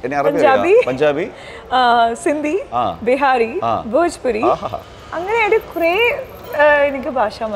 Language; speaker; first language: Malayalam; non-native, local second language; Hindi